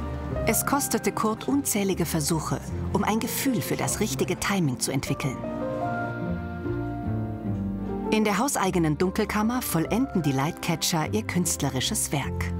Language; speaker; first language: German; native; German